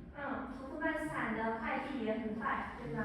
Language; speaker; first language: Chinese; non-native, learner; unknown